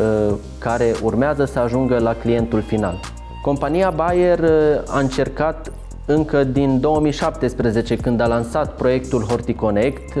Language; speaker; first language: Romanian; native; Romanian